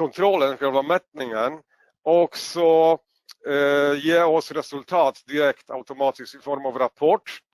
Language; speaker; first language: Swedish; non-native, fluent; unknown